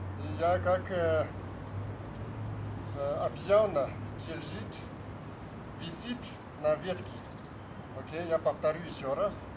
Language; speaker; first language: Russian; non-native, learner; Chinese